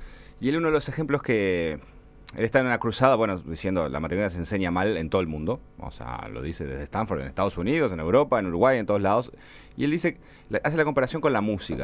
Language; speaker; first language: Spanish; native; Spanish